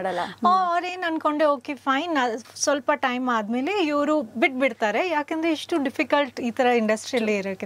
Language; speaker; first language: Kannada; non-native, learner; Punjabi